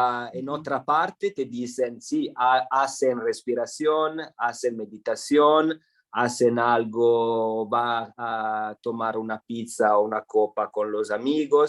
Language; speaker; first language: Spanish; non-native, fluent; Italian